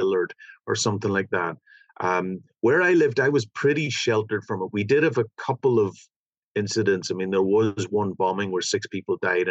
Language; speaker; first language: English; native; English